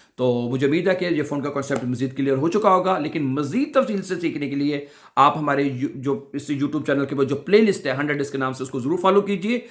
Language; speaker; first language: Urdu; non-native, local second language; Punjabi